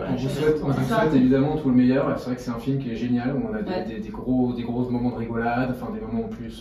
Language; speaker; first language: French; native; French